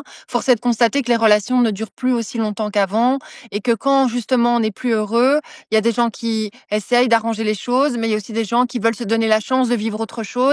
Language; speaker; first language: French; native; French